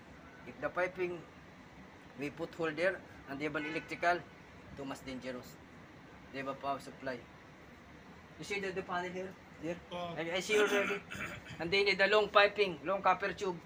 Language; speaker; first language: English; non-native, learner; Filipino